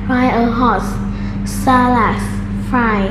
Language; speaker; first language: English; non-native, learner; Vietnamese